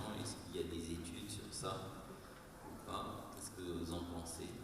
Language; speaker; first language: French; non-native, local second language; Arabic